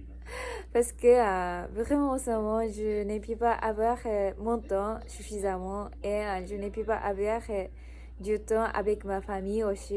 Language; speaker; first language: French; non-native, learner; Japanese